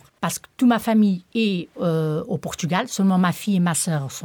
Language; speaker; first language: French; non-native, fluent; Portuguese